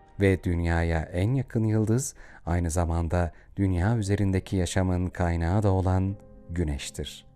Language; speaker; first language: Turkish; native; Turkish